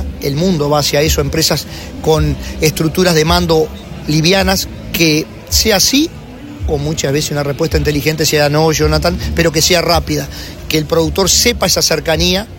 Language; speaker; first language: Spanish; native; Spanish